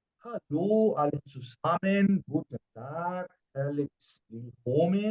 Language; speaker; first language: German; non-native, fluent; Spanish